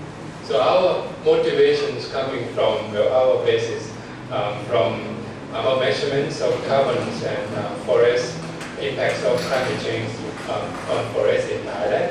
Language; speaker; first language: English; non-native, fluent; Thai